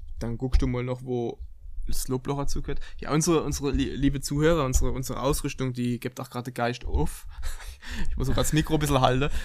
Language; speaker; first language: German; native; German